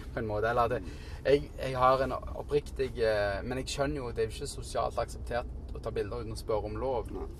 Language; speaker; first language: Norwegian; native; Norwegian